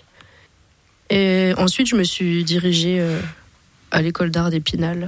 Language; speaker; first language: French; native; French